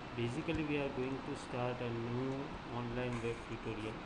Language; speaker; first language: English; non-native, local second language; Gujarati